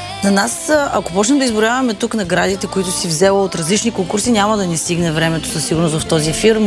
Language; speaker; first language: Bulgarian; native; Bulgarian